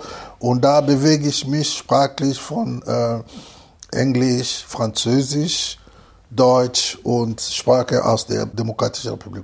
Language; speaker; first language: German; non-native, fluent; Lingala